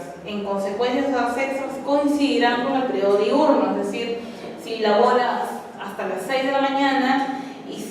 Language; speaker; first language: Spanish; native; Spanish